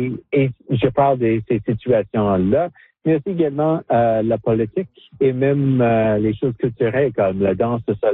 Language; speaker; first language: French; non-native, local second language; English